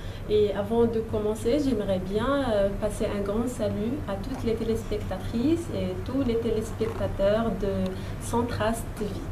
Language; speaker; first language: French; non-native, local second language; Arabic